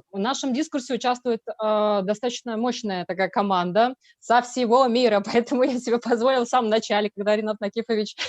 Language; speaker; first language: Russian; native; Russian